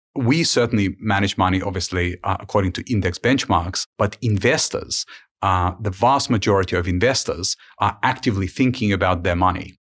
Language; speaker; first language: English; early bilingual, other home language; Ukrainian